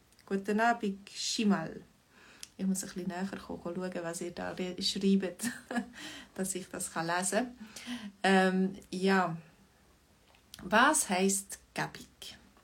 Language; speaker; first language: German; native; German